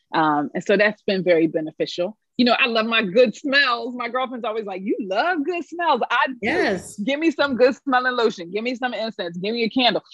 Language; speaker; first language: English; native; English